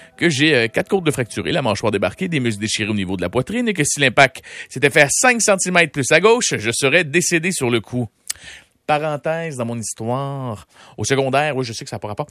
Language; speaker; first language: French; native; French